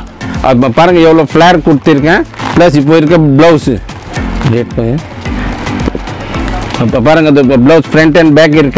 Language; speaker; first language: Tamil; non-native, local second language; Hindi